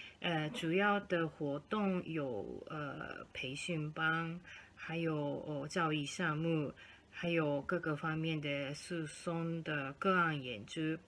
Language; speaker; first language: Chinese; non-native, fluent; Japanese